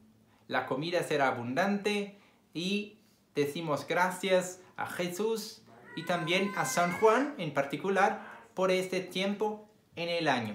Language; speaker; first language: Spanish; non-native, fluent; Portuguese